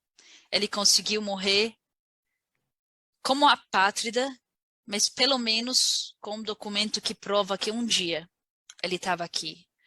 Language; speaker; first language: Portuguese; non-native, learner; Arabic